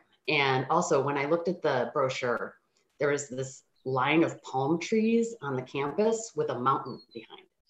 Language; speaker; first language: English; native; English